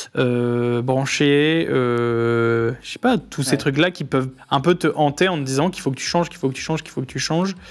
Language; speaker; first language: French; native; French